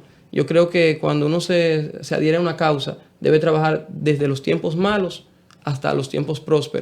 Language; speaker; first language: Spanish; native; Spanish